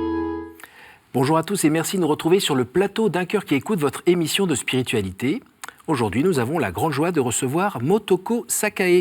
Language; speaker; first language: French; native; French